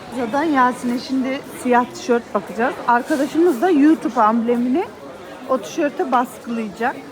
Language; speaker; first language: Turkish; native; Turkish